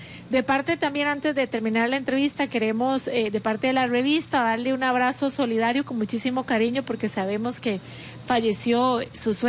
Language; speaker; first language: Spanish; native; Spanish